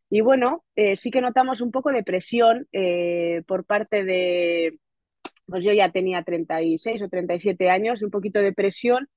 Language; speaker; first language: Spanish; native; Spanish